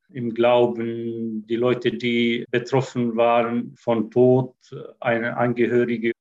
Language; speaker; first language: German; non-native, fluent; Arabic